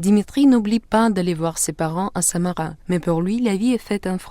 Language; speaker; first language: French; non-native, fluent; Russian